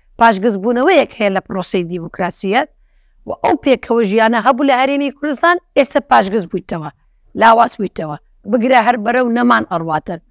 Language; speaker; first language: Central Kurdish; non-native, local second language; Turkish